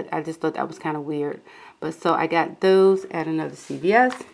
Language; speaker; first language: English; native; English